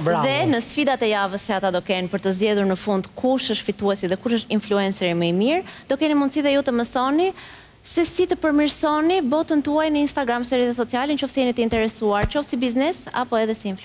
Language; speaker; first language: Albanian; native; Albanian